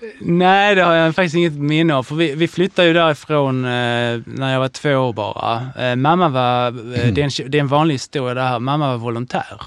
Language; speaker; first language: Swedish; early bilingual, other home language; Hebrew